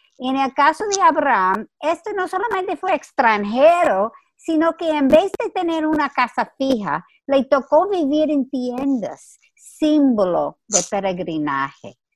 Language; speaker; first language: Spanish; native; Spanish